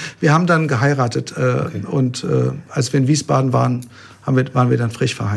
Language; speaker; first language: German; native; German